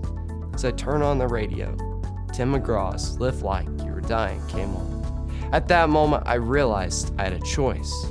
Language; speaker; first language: English; native; English